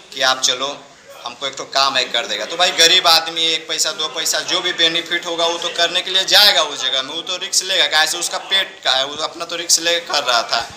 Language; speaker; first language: Hindi; native; Hindi